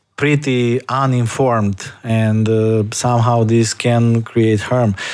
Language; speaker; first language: English; non-native, fluent; Romanian